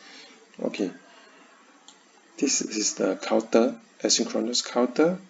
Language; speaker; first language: English; non-native, learner; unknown